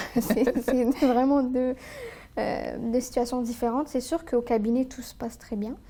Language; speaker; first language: French; non-native, local second language; Arabic